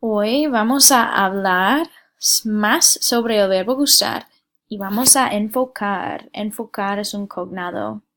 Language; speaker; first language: Spanish; non-native, fluent; English